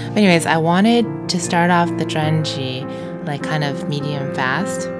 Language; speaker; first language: English; early bilingual, other home language; Chinese